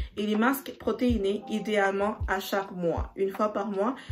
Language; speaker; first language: French; native; French